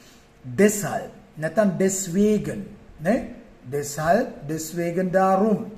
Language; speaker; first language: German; non-native, fluent; Sinhala